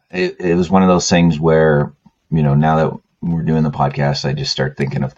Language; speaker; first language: English; native; English